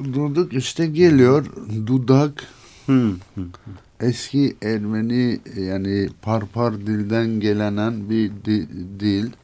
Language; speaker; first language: Turkish; non-native, learner; Armenian